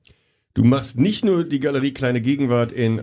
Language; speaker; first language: German; native; German